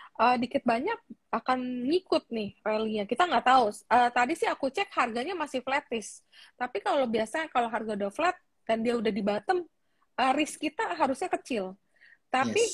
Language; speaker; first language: Indonesian; native; Indonesian